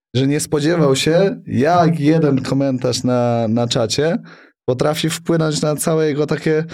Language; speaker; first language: Polish; native; Polish